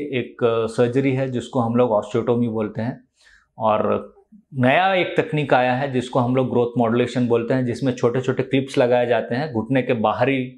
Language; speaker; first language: Hindi; non-native, local second language; Telugu